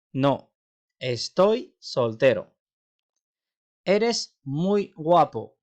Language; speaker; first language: Spanish; non-native, fluent; Urdu